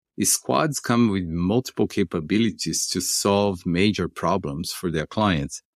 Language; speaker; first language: English; non-native, fluent; Portuguese